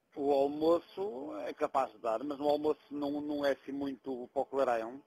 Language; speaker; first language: Portuguese; native; Portuguese